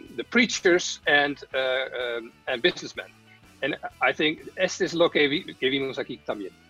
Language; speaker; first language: Spanish; non-native, fluent; Dutch